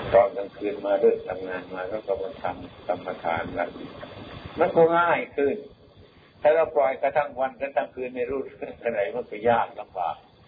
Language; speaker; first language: Thai; non-native, local second language; Lao